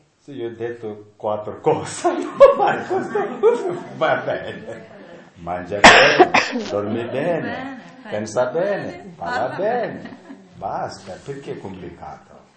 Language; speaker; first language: Italian; non-native, learner; Tibetan